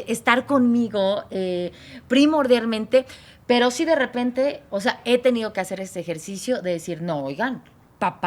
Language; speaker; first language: Spanish; native; Spanish